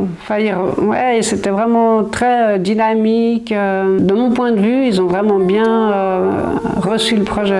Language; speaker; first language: French; native; French